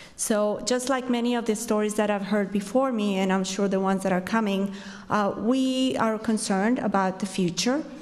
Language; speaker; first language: English; non-native, fluent; Spanish